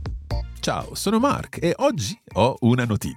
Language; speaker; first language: Italian; non-native, fluent; English